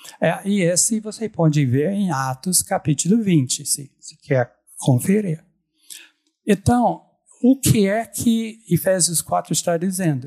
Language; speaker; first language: Portuguese; non-native, fluent; English